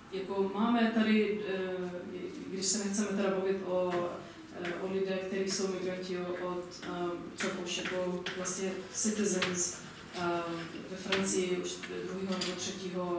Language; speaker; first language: Czech; non-native, fluent; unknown